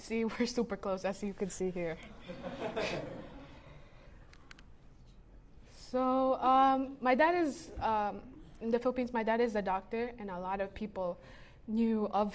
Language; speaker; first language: English; early bilingual, other home language; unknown